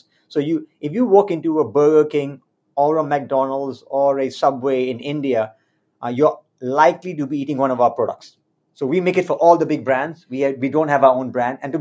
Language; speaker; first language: English; native; English